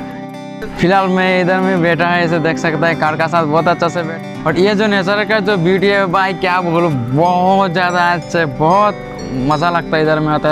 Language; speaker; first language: Hindi; non-native, local second language; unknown